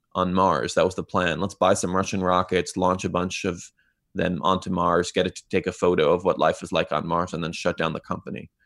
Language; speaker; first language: English; non-native, fluent; Hebrew